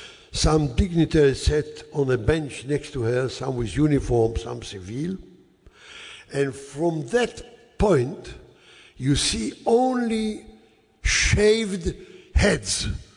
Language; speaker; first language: English; non-native, fluent; Yiddish